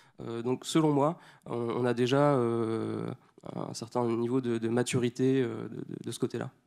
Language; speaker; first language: French; native; French